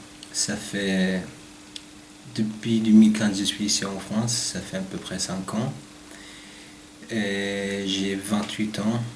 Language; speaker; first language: French; non-native, learner; Arabic